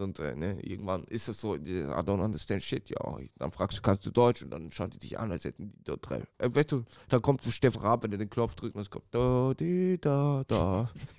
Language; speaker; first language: German; early bilingual, other home language; Romanian